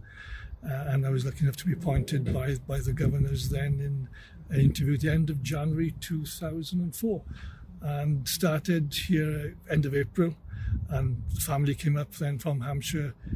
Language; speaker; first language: English; native; English